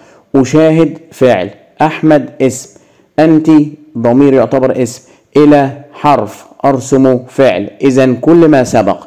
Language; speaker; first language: Arabic; native; Arabic